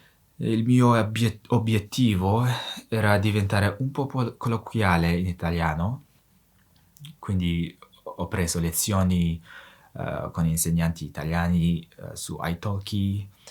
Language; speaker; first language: Italian; non-native, fluent; Mongolian